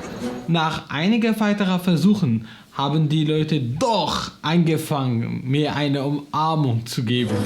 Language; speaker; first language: German; non-native, learner; Arabic